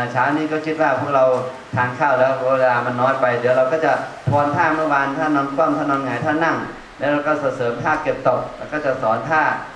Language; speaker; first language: Thai; non-native, fluent; Chinese